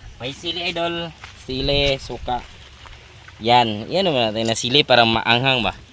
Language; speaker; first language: Filipino; non-native, local second language; Cebuano